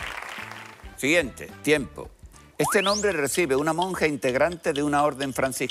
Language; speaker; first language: Spanish; native; Spanish